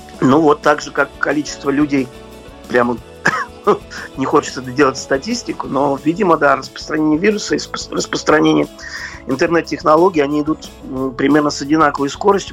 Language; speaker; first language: Russian; native; Russian